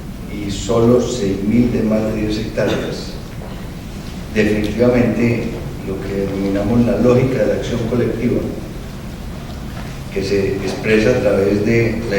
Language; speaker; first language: Spanish; native; Spanish